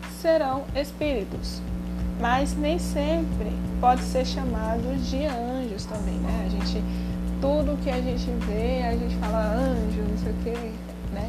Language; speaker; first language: Portuguese; native; Portuguese